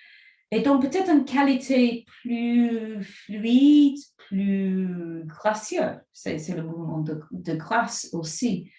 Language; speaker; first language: French; non-native, fluent; English